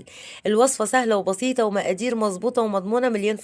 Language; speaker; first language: Arabic; native; Arabic